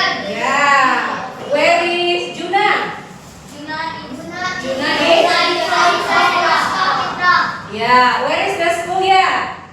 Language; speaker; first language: English; non-native, learner; Indonesian